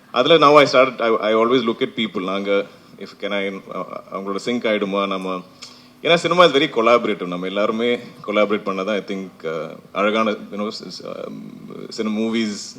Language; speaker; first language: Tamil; non-native, fluent; Malayalam